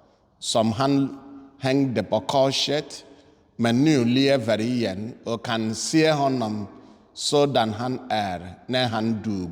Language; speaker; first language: Swedish; non-native, fluent; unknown